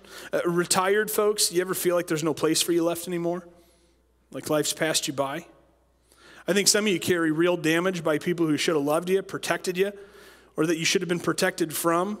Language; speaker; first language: English; native; English